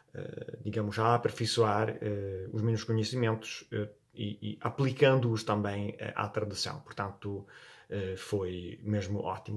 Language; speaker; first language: Portuguese; non-native, fluent; Italian